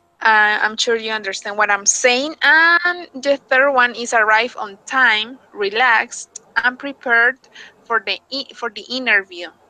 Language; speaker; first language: English; non-native, fluent; Spanish